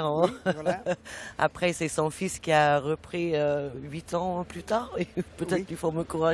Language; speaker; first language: French; non-native, fluent; English